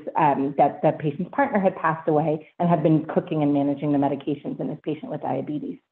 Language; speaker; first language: English; native; English